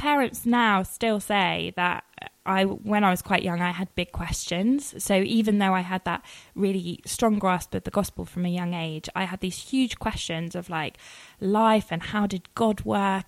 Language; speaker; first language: English; native; English